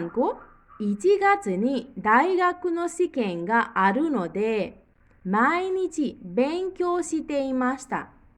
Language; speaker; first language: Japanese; non-native, fluent; Nepali